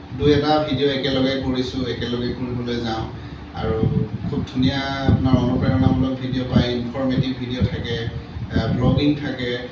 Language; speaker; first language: Assamese; non-native, local second language; Mising